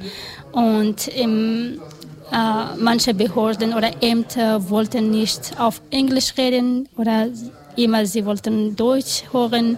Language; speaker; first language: German; non-native, learner; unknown